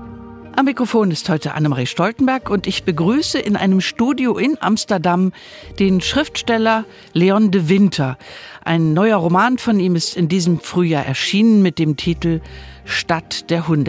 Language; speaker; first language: German; native; German